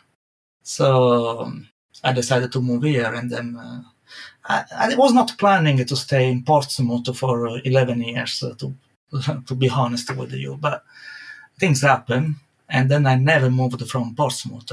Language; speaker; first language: English; non-native, fluent; Italian